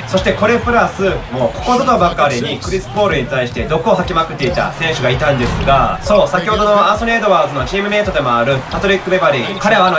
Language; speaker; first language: Japanese; native; Japanese